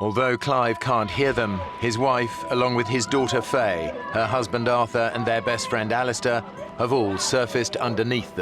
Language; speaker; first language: English; native; English